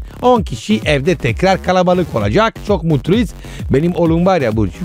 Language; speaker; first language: Turkish; non-native, learner; Italian